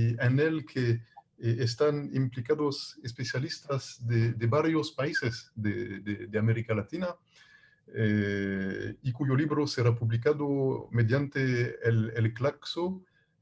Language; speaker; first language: Spanish; non-native, fluent; French